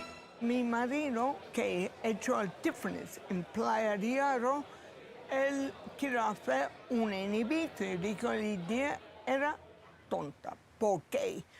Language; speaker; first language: Spanish; non-native, learner; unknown